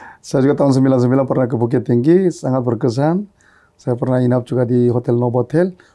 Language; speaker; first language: Indonesian; non-native, fluent; Korean